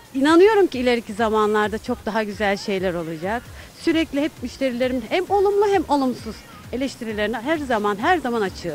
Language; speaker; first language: Turkish; native; Turkish